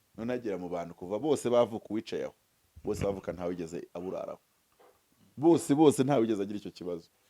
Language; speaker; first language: Kinyarwanda; early bilingual, heritage; Kinyarwanda